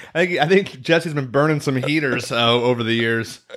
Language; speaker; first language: English; native; English